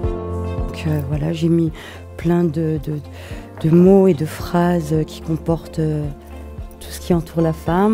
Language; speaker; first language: French; native; French